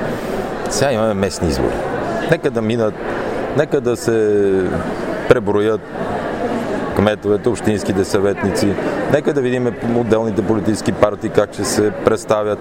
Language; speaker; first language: Bulgarian; native; Bulgarian